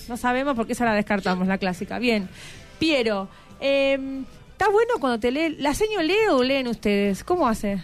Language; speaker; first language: Spanish; native; Spanish